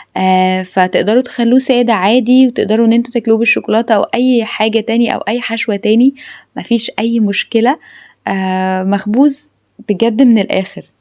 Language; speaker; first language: Arabic; native; Arabic